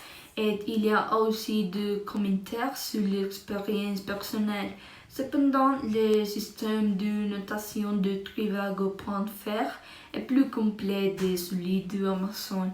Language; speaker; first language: French; non-native, learner; Spanish